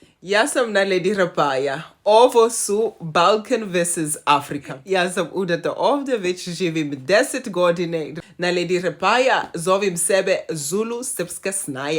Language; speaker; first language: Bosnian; non-native, learner; Zulu